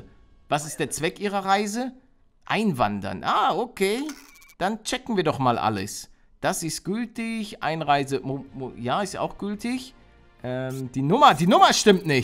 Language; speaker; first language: German; native; German